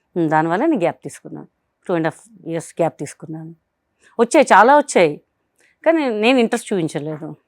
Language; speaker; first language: Telugu; non-native, local second language; Hindi